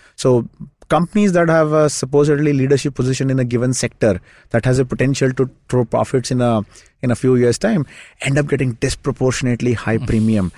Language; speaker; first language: English; non-native, local second language; Kannada